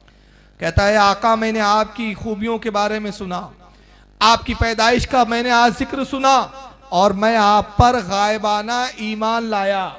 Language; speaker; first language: Urdu; native; Urdu